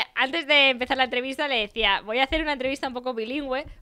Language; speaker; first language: Spanish; native; Spanish